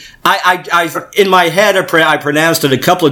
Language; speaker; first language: English; native; English